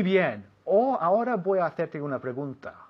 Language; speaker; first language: Spanish; non-native, fluent; English